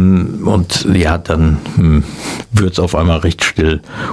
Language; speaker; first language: German; native; German